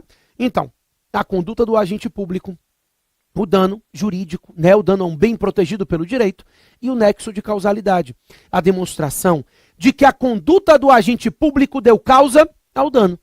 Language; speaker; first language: Portuguese; native; Portuguese